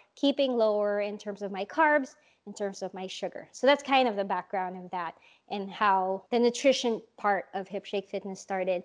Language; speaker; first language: English; non-native, local second language; Filipino